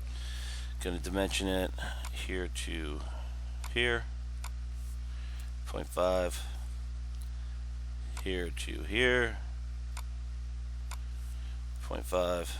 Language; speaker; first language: English; native; English